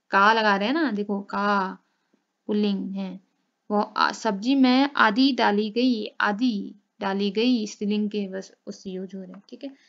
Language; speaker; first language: Hindi; native; Hindi